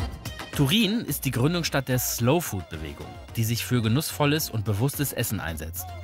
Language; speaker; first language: German; native; German